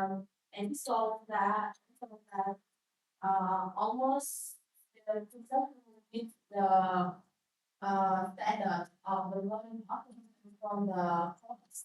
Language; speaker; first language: English; non-native, learner; Vietnamese